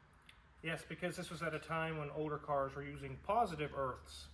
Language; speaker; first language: English; native; English